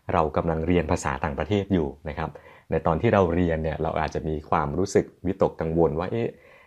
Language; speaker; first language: Thai; native; Thai